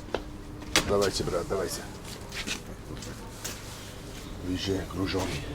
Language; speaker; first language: Russian; non-native, learner; English